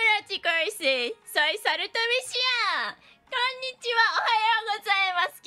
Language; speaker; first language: Japanese; native; Japanese